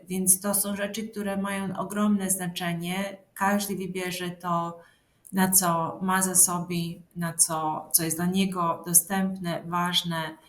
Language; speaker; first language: Polish; non-native, fluent; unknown